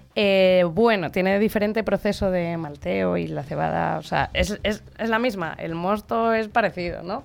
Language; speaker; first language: Spanish; native; Spanish